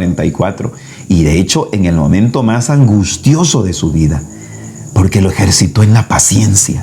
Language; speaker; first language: Spanish; native; Spanish